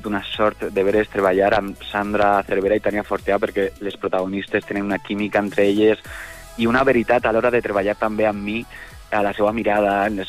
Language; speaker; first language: Catalan; native; Catalan